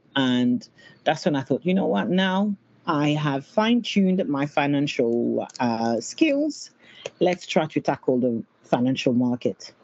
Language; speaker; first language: English; non-native, fluent; French